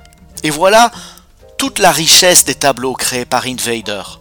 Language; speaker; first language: French; native; French